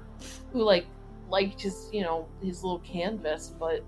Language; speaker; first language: English; native; English